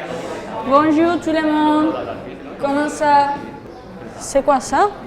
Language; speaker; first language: French; non-native, learner; Spanish